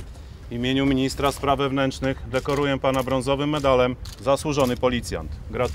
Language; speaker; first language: Polish; native; Polish